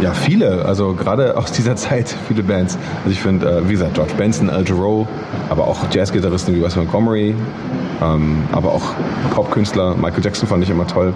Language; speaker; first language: German; native; German